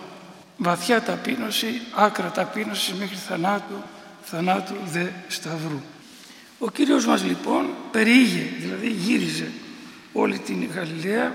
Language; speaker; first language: Greek; native; Greek